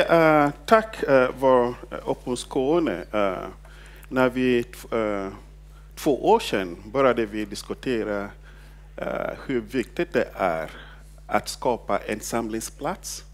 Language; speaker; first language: Swedish; non-native, fluent; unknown